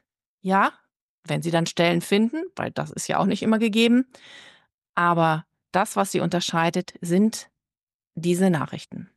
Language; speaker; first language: German; native; German